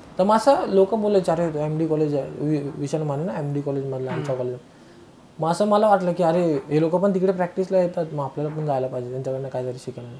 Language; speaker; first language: Marathi; native; Marathi